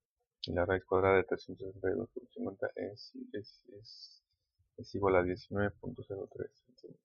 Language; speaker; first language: Spanish; native; Spanish